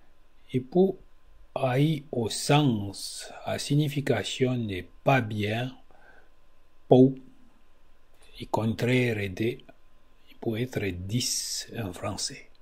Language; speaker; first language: French; non-native, learner; Italian